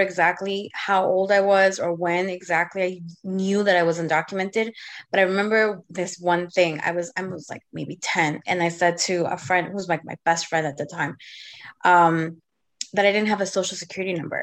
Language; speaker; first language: English; native; English